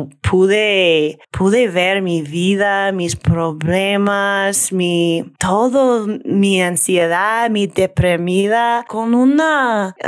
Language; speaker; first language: Spanish; non-native, learner; English